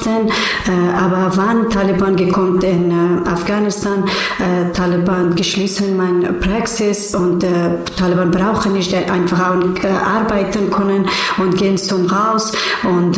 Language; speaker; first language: German; non-native, learner; Persian